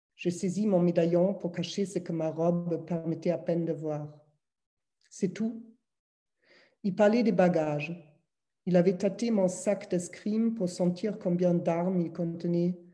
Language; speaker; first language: French; non-native, fluent; German